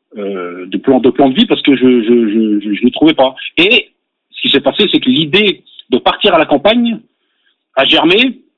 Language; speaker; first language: French; native; French